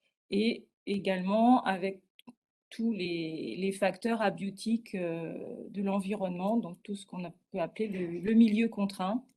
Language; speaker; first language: French; native; French